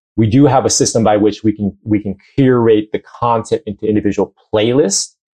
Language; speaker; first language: English; native; English